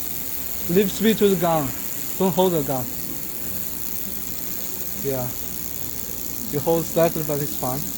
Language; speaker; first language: English; non-native, learner; Chinese